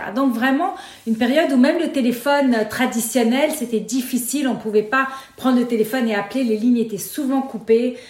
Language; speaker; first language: French; non-native, local second language; Arabic